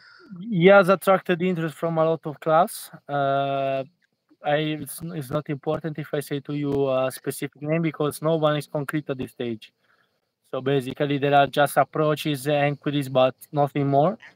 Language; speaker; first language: English; non-native, fluent; Italian